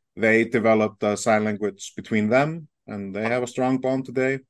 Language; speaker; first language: English; non-native, fluent; Icelandic